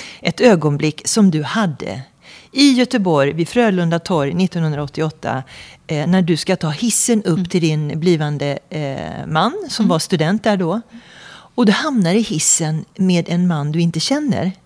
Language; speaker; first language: Swedish; native; Swedish